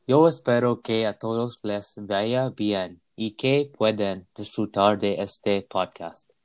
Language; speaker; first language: Spanish; non-native, learner; English